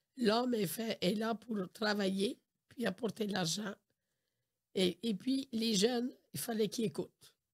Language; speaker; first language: French; non-native, fluent; Italian